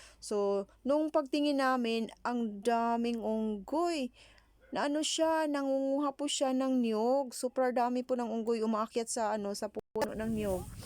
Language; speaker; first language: Filipino; non-native, local second language; Cebuano